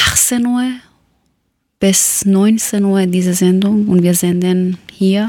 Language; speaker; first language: German; non-native, learner; Persian